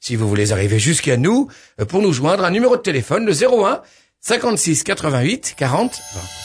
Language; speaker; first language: French; native; French